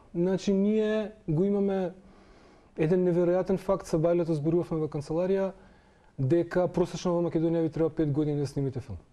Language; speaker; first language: Macedonian; non-native, local second language; Serbian